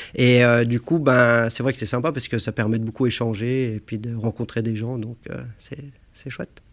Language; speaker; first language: French; native; French